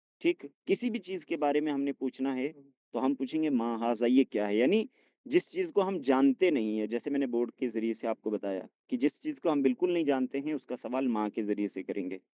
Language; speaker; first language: Urdu; non-native, local second language; Punjabi